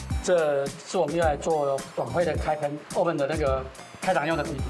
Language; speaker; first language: Chinese; native; Chinese